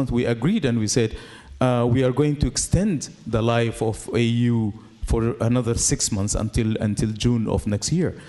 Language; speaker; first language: English; non-native, fluent; Arabic